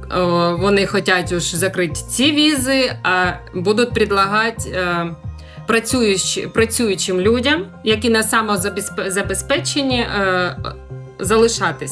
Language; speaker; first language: Ukrainian; non-native, local second language; Russian